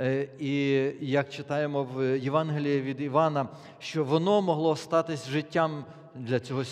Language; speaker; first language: Polish; non-native, learner; Ukrainian